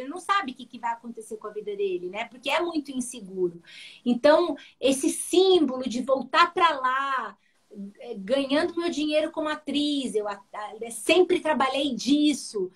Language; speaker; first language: Portuguese; early bilingual, heritage; Portuguese